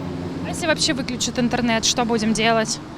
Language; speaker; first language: Russian; native; Russian